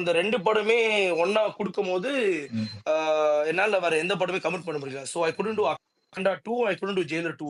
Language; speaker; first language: Tamil; native; Tamil